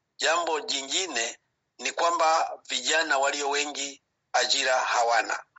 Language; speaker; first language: Swahili; non-native, local second language; Rundi